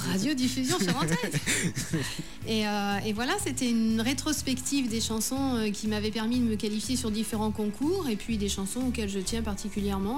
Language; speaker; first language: French; native; French